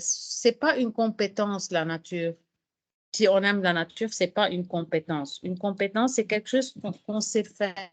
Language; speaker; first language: French; non-native, fluent; Arabic